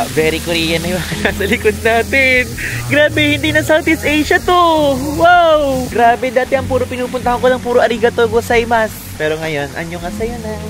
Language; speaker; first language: Filipino; native; Filipino